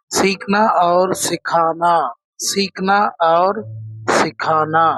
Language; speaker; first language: Hindi; non-native, local second language; Kannada